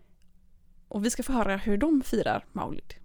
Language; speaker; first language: Swedish; native; Swedish